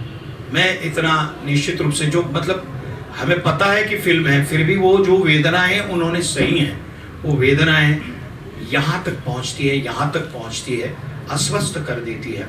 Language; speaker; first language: Hindi; native; Hindi